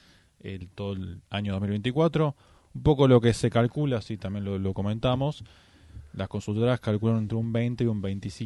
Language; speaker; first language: Spanish; native; Spanish